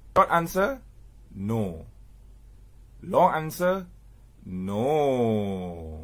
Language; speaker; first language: English; non-native, local second language; Malay